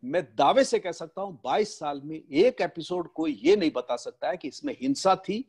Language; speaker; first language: Hindi; native; Hindi